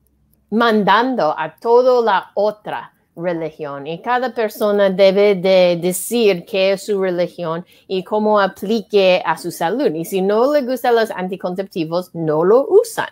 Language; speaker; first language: Spanish; non-native, learner; English